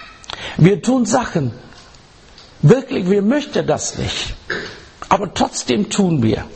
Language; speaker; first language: German; non-native, fluent; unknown